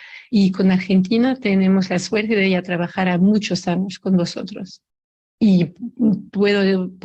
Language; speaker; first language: Spanish; non-native, fluent; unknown